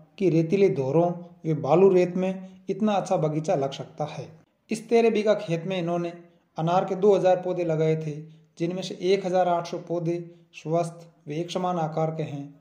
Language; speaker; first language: Hindi; native; Hindi